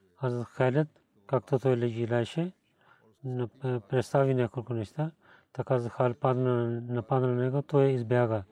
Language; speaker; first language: Bulgarian; non-native, learner; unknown